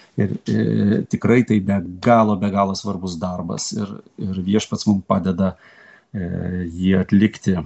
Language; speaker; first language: Lithuanian; native; Lithuanian